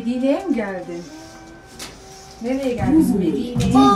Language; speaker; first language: Turkish; native; Turkish